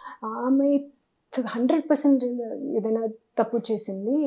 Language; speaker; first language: Telugu; non-native, learner; Hindi